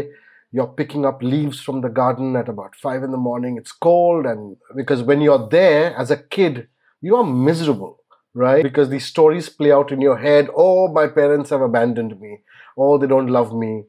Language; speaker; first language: English; non-native, local second language; Bangla